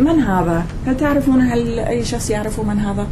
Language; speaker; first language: Arabic; non-native, fluent; English